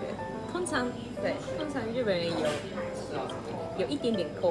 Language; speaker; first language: Chinese; non-native, learner; Japanese